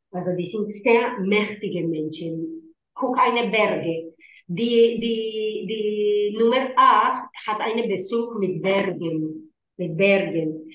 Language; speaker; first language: German; non-native, learner; Spanish